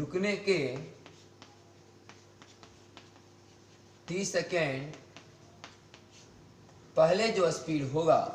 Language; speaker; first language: Hindi; native; Hindi